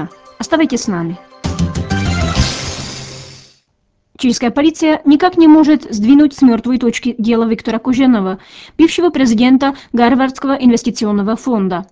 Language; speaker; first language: Russian; native; Russian